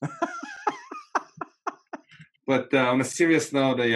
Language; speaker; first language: English; non-native, fluent; Russian